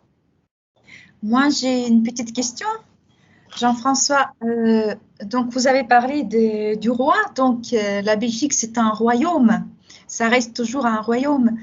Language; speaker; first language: French; non-native, fluent; Russian